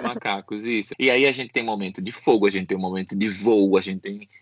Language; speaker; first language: Portuguese; native; Portuguese